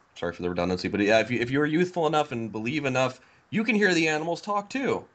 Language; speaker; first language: English; native; English